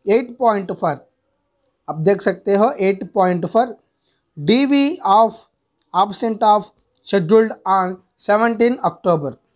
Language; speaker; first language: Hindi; non-native, local second language; Telugu